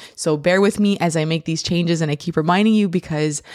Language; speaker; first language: English; native; English